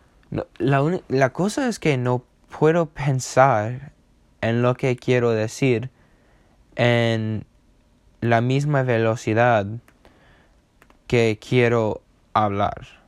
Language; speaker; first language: Spanish; non-native, learner; English